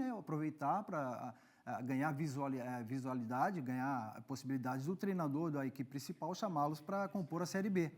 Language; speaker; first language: Portuguese; native; Portuguese